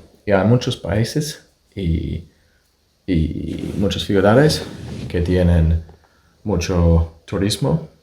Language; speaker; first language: Spanish; non-native, fluent; English